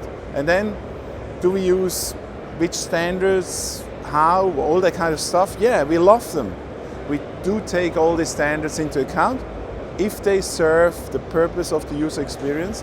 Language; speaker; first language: English; non-native, fluent; German